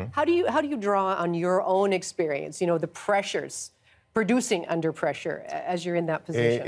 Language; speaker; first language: English; native; English